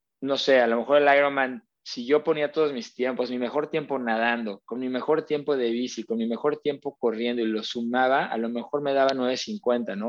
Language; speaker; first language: Spanish; native; Spanish